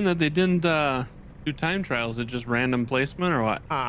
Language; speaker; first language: English; native; English